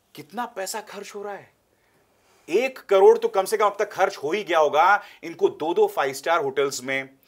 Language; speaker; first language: Hindi; native; Hindi